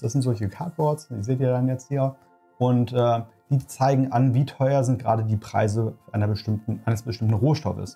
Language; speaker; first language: German; native; German